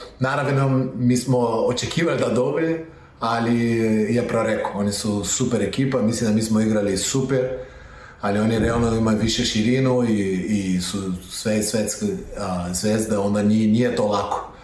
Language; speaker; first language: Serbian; non-native, learner; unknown